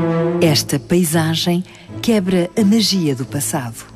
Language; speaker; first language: Portuguese; native; Portuguese